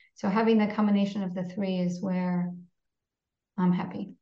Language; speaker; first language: English; non-native, fluent; Polish